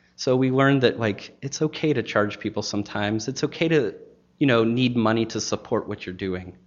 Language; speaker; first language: English; native; English